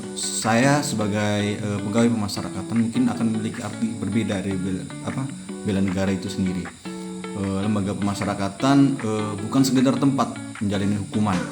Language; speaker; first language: Indonesian; native; Indonesian